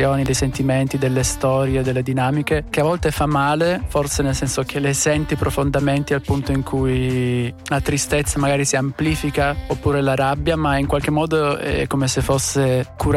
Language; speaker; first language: Italian; native; Italian